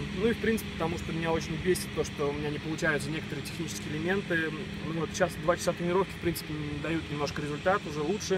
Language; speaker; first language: Russian; native; Russian